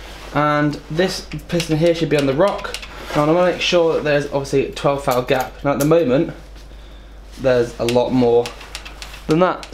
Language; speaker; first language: English; native; English